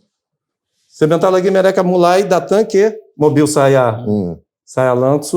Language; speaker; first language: Indonesian; non-native, fluent; Portuguese